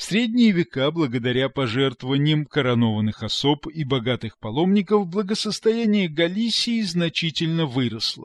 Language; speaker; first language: Russian; native; Russian